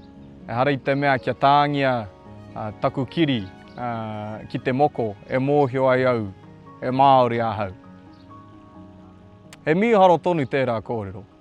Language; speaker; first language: Māori; non-native, local second language; English